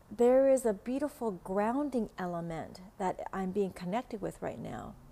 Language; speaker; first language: English; non-native, fluent; Vietnamese